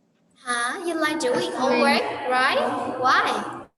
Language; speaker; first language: English; non-native, fluent; Vietnamese